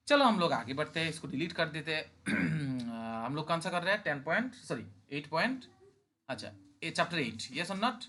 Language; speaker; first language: Hindi; non-native, local second language; Bangla